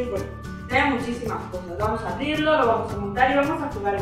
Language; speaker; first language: Spanish; native; Spanish